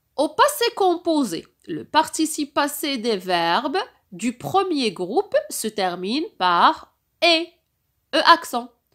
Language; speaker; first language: French; non-native, local second language; Arabic